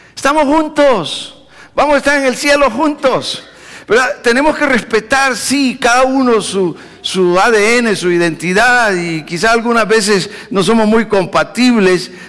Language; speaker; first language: Spanish; native; Spanish